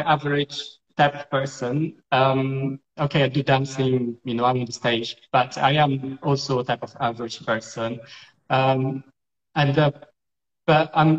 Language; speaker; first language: English; non-native, fluent; Portuguese